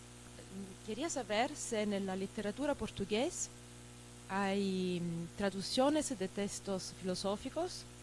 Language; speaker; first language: Spanish; non-native, fluent; Italian